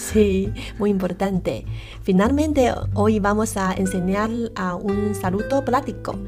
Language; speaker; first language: Spanish; non-native, learner; Chinese